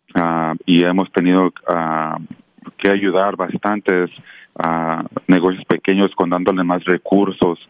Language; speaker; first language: Spanish; native; Spanish